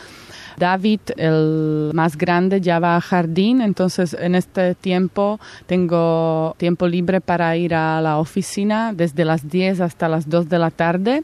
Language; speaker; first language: Spanish; non-native, fluent; Slovak